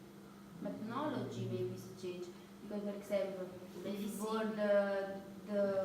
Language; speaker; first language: English; non-native, learner; Italian